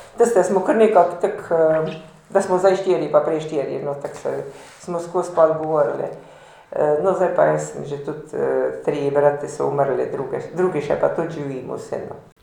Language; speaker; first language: Slovenian; native; Slovenian